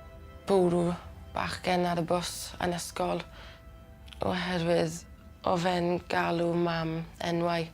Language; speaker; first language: Welsh; non-native, local second language; English